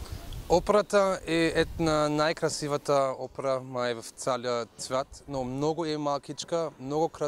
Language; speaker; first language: Bulgarian; non-native, learner; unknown